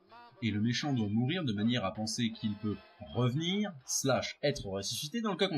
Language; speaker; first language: French; native; French